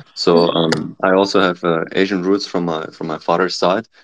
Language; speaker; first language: English; non-native, fluent; German